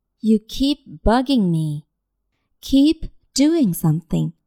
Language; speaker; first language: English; non-native, fluent; Chinese